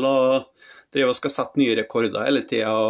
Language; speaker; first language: Norwegian; native; Norwegian